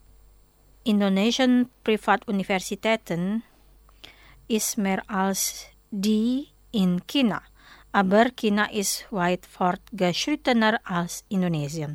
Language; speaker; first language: German; non-native, fluent; Indonesian